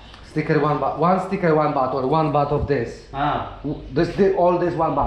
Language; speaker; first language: English; non-native, learner; Polish